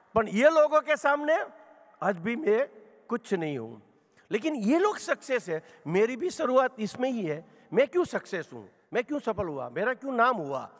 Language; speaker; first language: Hindi; non-native, local second language; Gujarati